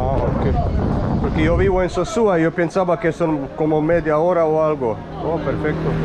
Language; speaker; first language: Spanish; non-native, learner; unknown